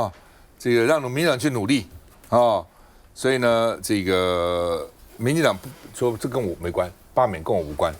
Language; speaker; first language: Chinese; native; Chinese